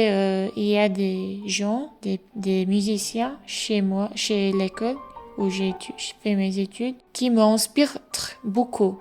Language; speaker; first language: French; non-native, fluent; English